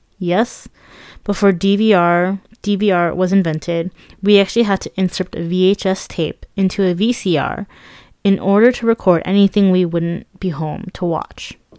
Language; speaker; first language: English; early bilingual, other home language; Persian